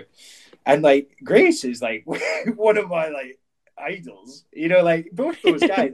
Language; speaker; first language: English; native; English